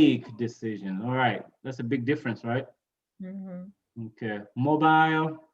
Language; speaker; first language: English; native; English